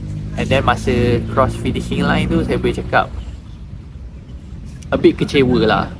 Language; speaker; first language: Malay; native; Malay